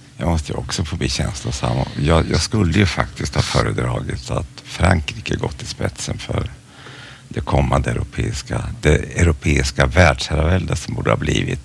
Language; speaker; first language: Swedish; native; Swedish